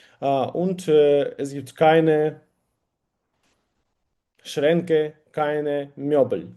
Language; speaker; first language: German; non-native, learner; Ukrainian